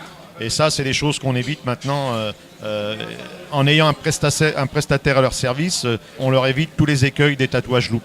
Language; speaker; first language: French; native; French